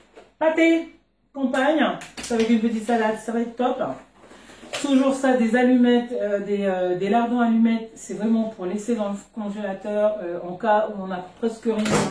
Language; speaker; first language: French; native; French